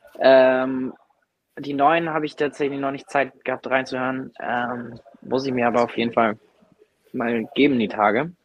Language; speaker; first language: German; native; German